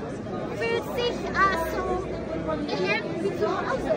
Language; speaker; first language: German; non-native, learner; Indonesian